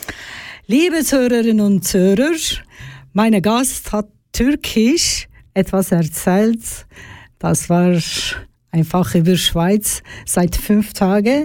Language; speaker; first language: German; non-native, learner; Turkish